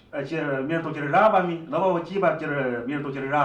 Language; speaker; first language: Russian; non-native, learner; Chinese